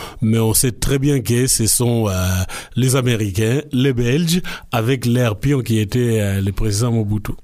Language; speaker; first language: French; non-native, local second language; Lingala